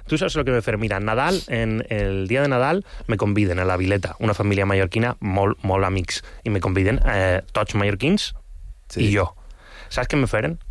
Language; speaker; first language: Catalan; non-native, local second language; Spanish